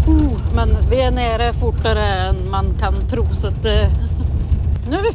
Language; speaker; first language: Swedish; native; Swedish